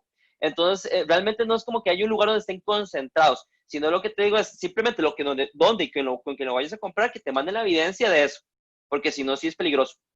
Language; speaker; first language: Spanish; native; Spanish